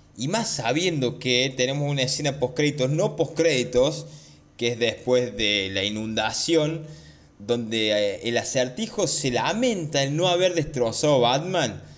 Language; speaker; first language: Spanish; native; Spanish